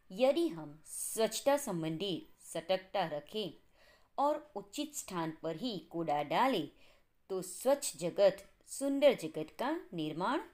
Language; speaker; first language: Hindi; non-native, local second language; Gujarati